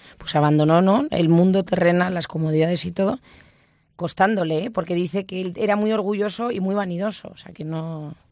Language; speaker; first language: Spanish; native; Spanish